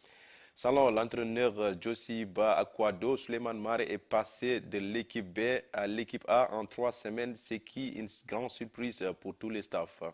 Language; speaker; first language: French; non-native, fluent; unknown